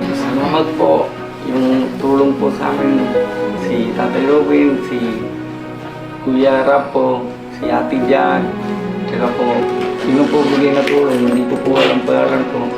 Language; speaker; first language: Filipino; non-native, learner; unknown